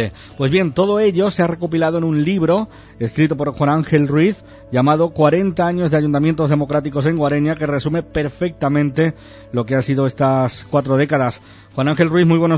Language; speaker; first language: Spanish; native; Spanish